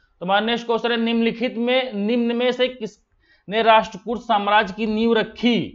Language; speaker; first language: Hindi; native; Hindi